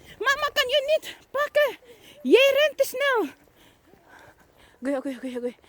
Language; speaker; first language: Dutch; non-native, learner; Filipino